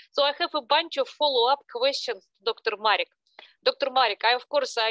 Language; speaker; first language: English; non-native, fluent; Russian